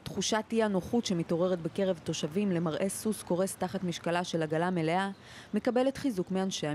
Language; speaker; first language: Hebrew; native; Hebrew